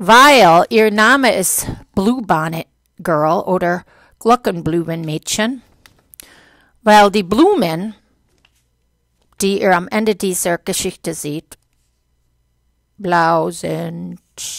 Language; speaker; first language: German; non-native, fluent; English